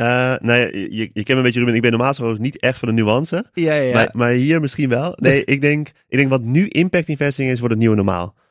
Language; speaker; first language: Dutch; native; Dutch